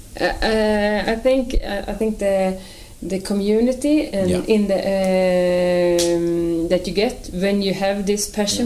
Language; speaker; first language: English; non-native, fluent; Swedish